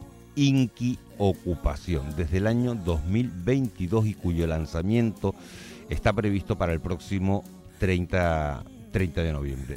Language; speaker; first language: Spanish; native; Spanish